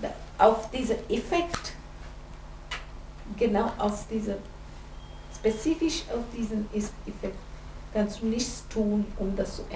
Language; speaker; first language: German; non-native, fluent; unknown